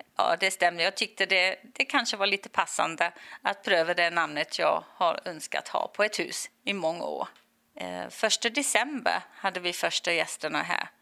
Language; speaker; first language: Swedish; non-native, fluent; English